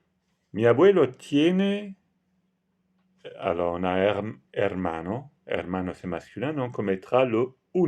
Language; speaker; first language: French; non-native, fluent; Italian